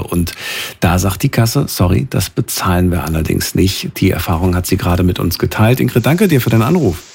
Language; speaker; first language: German; native; German